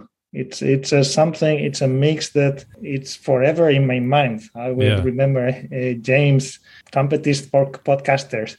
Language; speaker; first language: English; non-native, fluent; Spanish